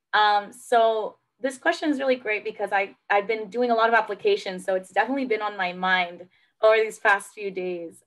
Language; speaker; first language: English; native; English